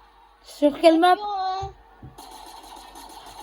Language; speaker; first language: French; native; French